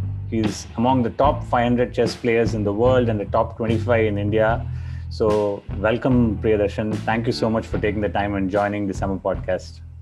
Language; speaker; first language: English; non-native, local second language; Tamil